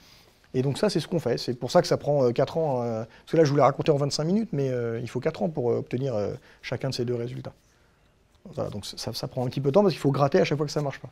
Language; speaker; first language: French; native; French